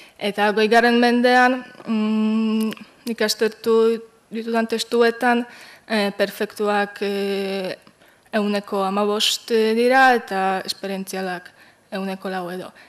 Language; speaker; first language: Basque; non-native, fluent; Polish